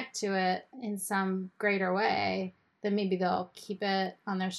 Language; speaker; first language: English; native; English